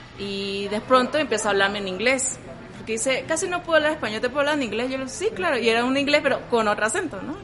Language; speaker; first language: Spanish; native; Spanish